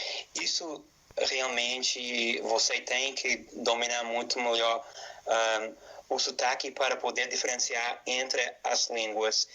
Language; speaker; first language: Portuguese; non-native, fluent; English